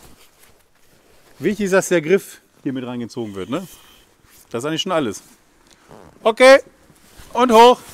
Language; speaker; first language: German; native; German